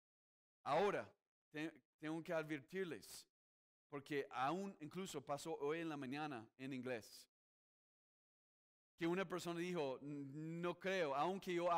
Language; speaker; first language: Spanish; non-native, fluent; English